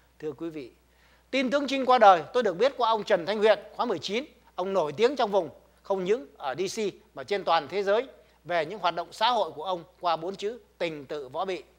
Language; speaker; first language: Vietnamese; native; Vietnamese